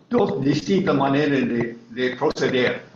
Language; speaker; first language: Spanish; non-native, learner; English